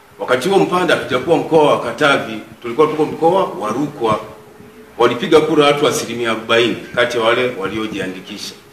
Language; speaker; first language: Swahili; native; Swahili